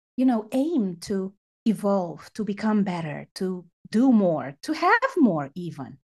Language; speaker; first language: English; non-native, fluent; Romanian